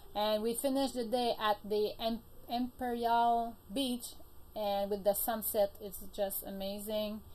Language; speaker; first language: English; native; English